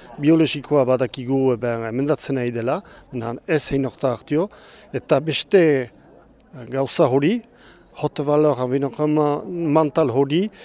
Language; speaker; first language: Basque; native; Basque